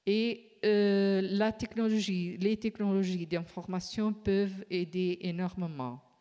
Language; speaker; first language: French; non-native, fluent; Portuguese